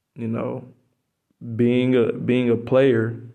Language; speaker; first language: English; native; English